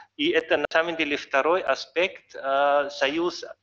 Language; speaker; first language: Russian; non-native, learner; German